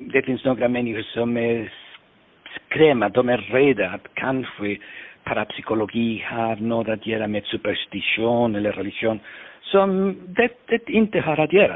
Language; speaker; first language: Swedish; non-native, fluent; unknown